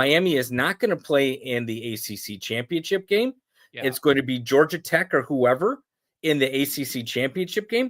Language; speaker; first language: English; native; English